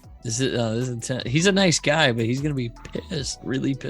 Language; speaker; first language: English; native; English